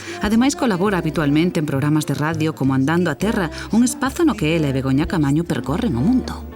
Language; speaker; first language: Galician; native; Galician